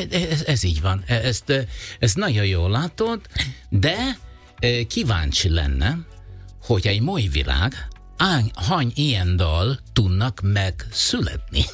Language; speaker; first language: Hungarian; non-native, fluent; Italian